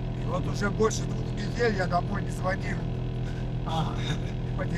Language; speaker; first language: Russian; native; Russian